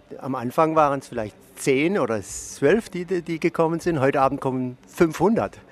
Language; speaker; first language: German; native; German